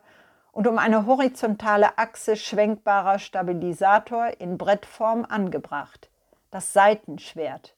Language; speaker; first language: German; native; German